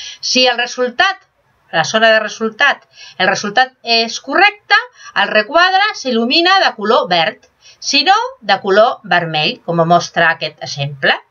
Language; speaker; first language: Catalan; non-native, local second language; Spanish